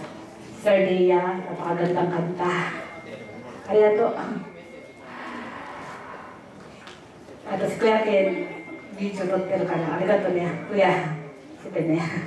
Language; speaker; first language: Japanese; non-native, fluent; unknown